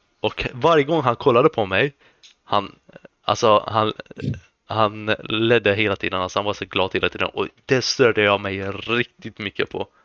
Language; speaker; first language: Swedish; early bilingual, other home language; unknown